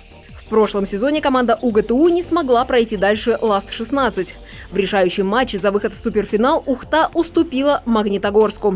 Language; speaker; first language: Russian; native; Russian